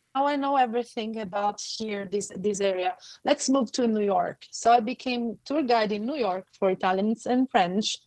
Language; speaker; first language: English; non-native, fluent; Sicilian